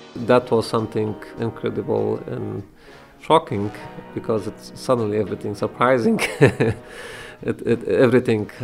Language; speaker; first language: English; non-native, fluent; Persian